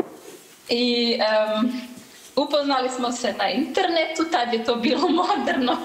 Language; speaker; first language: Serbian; early bilingual, heritage; Serbian